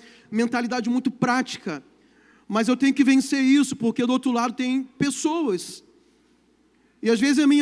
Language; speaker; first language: Portuguese; native; Portuguese